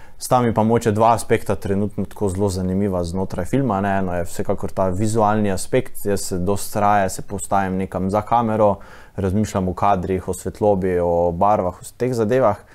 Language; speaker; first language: Slovenian; native; Slovenian